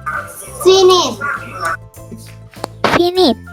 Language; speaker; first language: English; non-native, learner; Thai